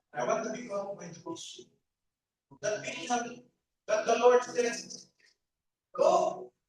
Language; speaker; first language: English; non-native, local second language; Filipino